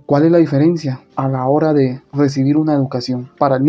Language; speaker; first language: Spanish; non-native, local second language; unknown